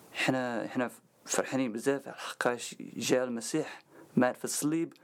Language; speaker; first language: Arabic; non-native, fluent; English